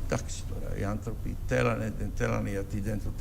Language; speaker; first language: Greek; non-native, fluent; Serbian